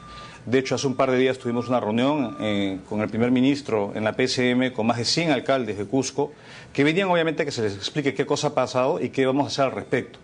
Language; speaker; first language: Spanish; native; Spanish